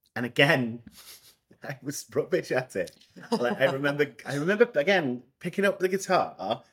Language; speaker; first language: English; native; English